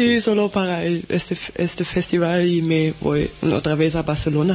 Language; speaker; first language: Spanish; non-native, learner; German